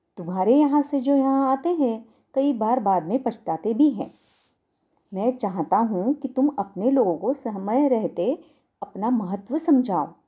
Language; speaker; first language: Hindi; non-native, local second language; Marathi